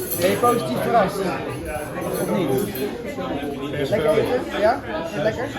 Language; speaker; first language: Dutch; native; Dutch